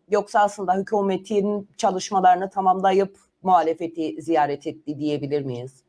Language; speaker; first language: Turkish; native; Turkish